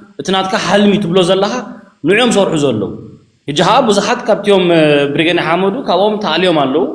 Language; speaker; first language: Tigrinya; early bilingual, heritage; Tigrinya